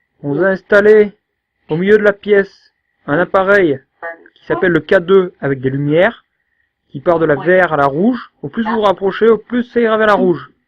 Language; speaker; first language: French; native; French